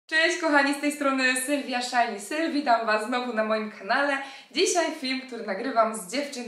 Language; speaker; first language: Polish; native; Polish